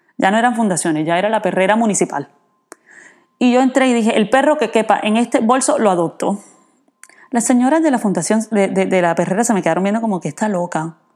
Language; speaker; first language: Spanish; native; Spanish